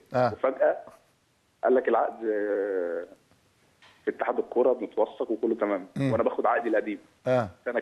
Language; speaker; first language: Arabic; native; Arabic